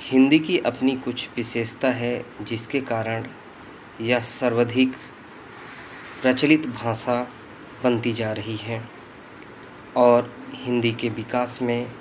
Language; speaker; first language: Hindi; native; Hindi